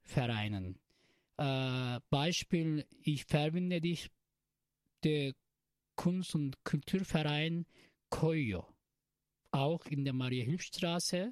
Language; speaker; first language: German; non-native, learner; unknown